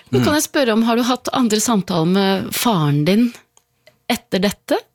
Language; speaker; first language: Norwegian; native; Norwegian